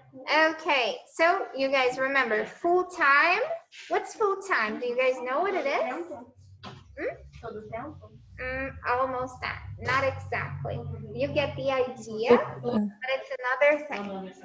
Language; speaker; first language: English; non-native, fluent; Portuguese